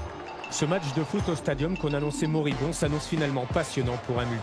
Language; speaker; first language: French; native; French